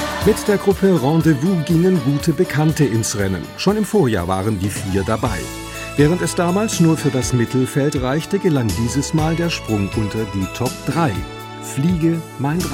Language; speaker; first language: German; native; German